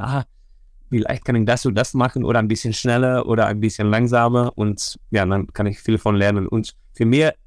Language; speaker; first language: German; non-native, learner; Dutch